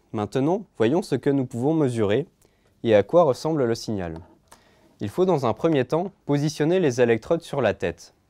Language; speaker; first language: French; native; French